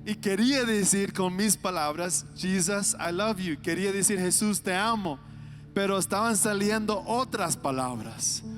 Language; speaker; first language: Spanish; non-native, fluent; English